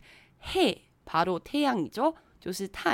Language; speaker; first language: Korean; non-native, fluent; Chinese